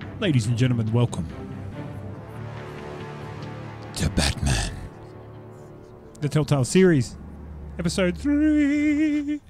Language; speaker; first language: English; native; English